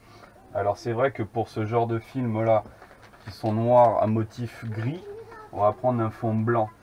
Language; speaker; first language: French; native; French